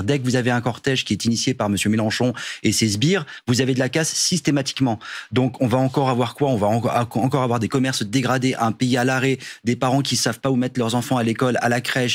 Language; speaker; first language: French; native; French